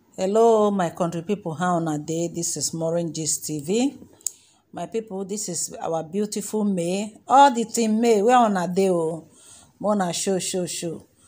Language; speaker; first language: Nigerian Pidgin; native; Nigerian Pidgin